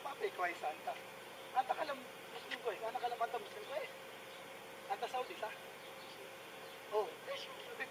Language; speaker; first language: Arabic; non-native, learner; Filipino